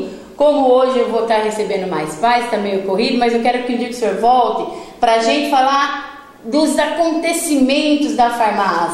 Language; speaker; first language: Portuguese; native; Portuguese